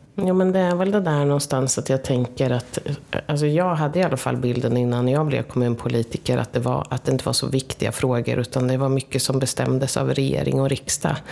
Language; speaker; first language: Swedish; native; Swedish